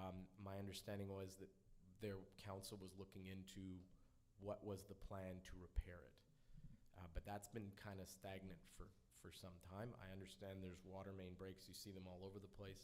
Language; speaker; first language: English; native; English